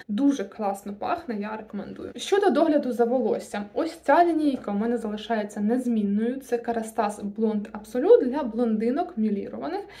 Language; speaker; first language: Ukrainian; non-native, local second language; Russian